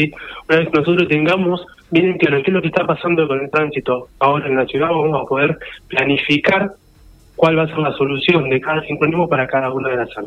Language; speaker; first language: Spanish; native; Spanish